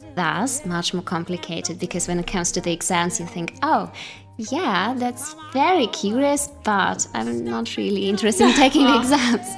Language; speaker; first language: English; non-native, fluent; Russian